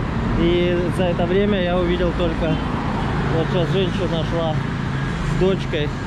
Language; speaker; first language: Russian; native; Russian